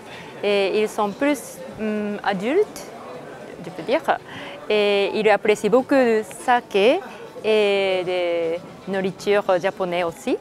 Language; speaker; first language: French; non-native, fluent; Japanese